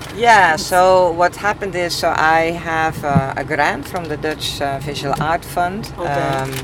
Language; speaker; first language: English; non-native, fluent; Dutch